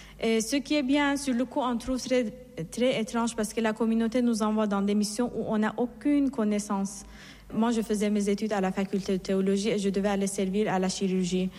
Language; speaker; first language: French; non-native, fluent; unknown